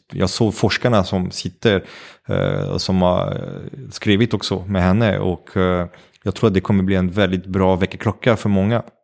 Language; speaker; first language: Swedish; non-native, fluent; French